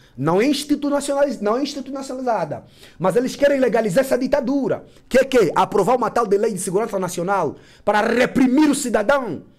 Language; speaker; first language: Portuguese; native; Portuguese